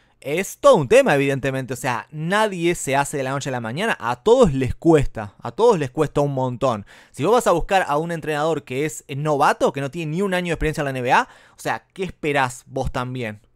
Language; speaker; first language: Spanish; native; Spanish